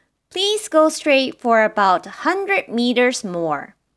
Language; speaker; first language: English; non-native, fluent; Japanese